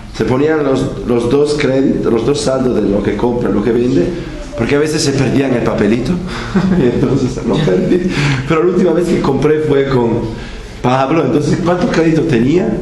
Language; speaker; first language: Spanish; non-native, fluent; Italian